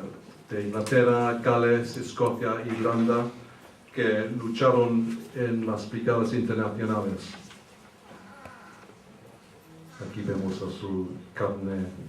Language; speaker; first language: Spanish; early bilingual, heritage; English